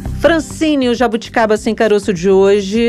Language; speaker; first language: Portuguese; native; Portuguese